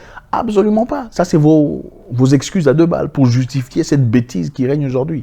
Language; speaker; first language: French; native; French